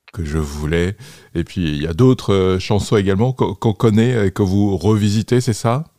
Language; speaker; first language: French; native; French